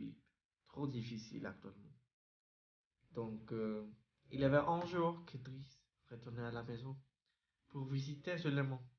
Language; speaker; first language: French; non-native, learner; Spanish